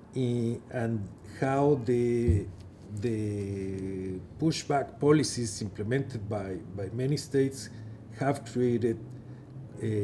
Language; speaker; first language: English; non-native, fluent; Persian